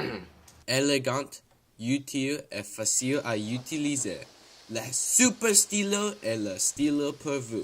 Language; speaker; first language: French; non-native, learner; English